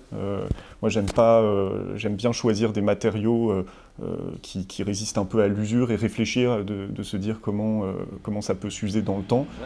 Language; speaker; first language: French; native; French